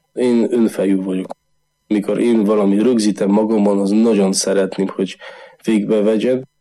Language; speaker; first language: Hungarian; non-native, learner; Polish